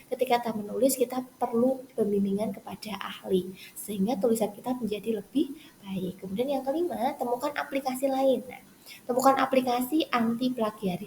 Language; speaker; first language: Indonesian; native; Indonesian